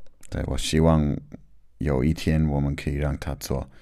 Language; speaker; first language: Chinese; non-native, learner; English